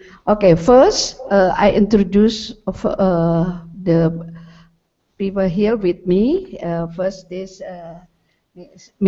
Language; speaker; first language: English; non-native, learner; Indonesian